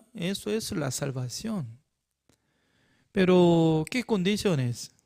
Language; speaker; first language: Spanish; non-native, fluent; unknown